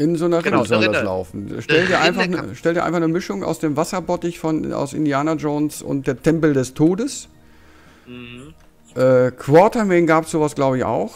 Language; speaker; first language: German; native; German